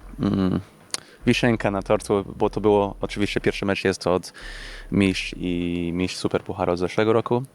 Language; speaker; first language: Polish; early bilingual, heritage; English